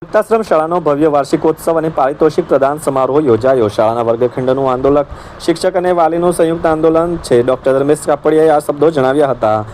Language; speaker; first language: Gujarati; native; Gujarati